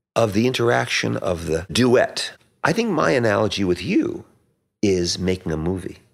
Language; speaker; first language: English; native; English